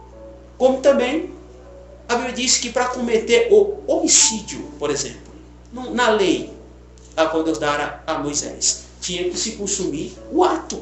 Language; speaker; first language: Portuguese; native; Portuguese